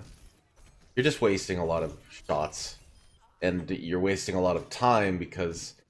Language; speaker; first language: English; native; English